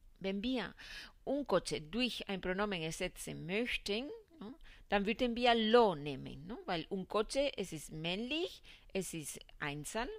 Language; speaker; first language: German; non-native, fluent; Spanish